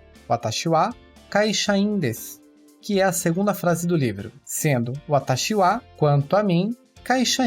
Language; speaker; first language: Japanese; non-native, learner; Portuguese